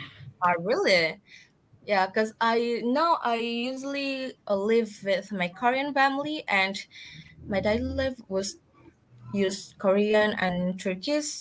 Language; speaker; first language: English; non-native, learner; Indonesian